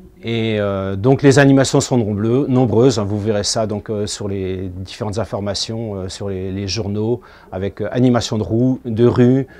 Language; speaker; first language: French; native; French